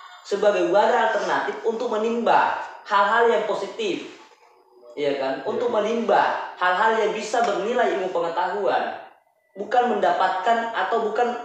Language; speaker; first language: Indonesian; native; Indonesian